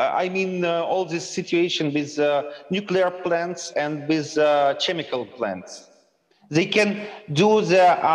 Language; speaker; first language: English; non-native, fluent; Ukrainian